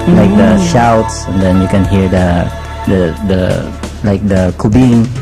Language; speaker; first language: English; non-native, local second language; Filipino